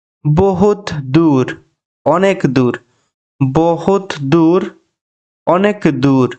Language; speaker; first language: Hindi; non-native, learner; Bangla